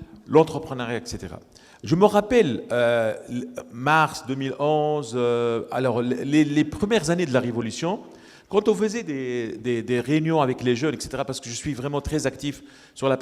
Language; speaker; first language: French; non-native, local second language; Arabic